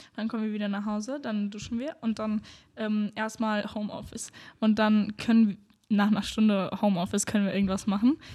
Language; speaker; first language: German; early bilingual, other home language; Romanian